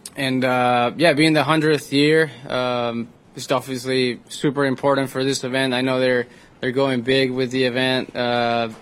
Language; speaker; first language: English; non-native, fluent; Spanish